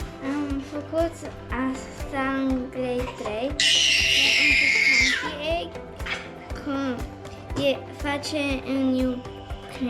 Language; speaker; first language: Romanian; early bilingual, heritage; Romanian